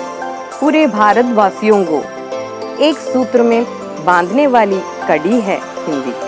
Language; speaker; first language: Hindi; non-native, local second language; Malayalam